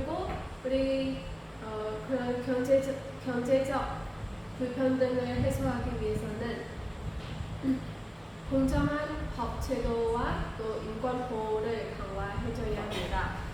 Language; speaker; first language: Korean; non-native, learner; Khmer